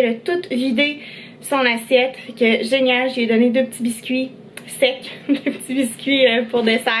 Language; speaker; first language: French; native; French